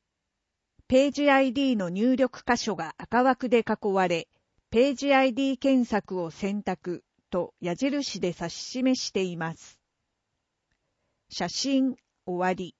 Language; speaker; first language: Japanese; native; Japanese